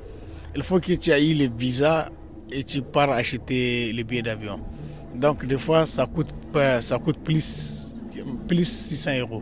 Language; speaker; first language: French; non-native, local second language; Tamasheq